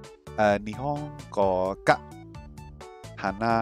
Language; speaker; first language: Japanese; non-native, learner; English